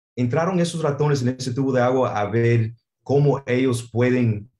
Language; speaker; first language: Spanish; early bilingual, heritage; Spanish